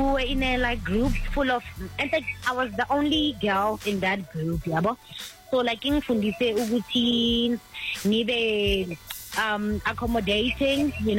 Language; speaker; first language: English; non-native, local second language; Zulu